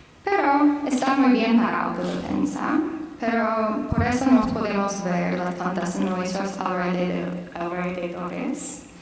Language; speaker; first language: Spanish; non-native, fluent; English